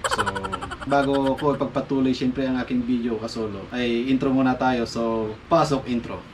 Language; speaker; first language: Filipino; non-native, local second language; Iloko